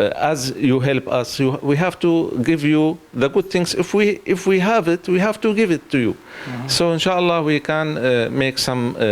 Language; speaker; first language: English; non-native, learner; Arabic